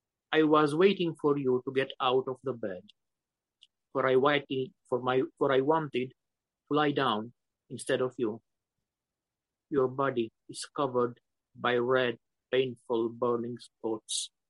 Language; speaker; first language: English; non-native, fluent; Romanian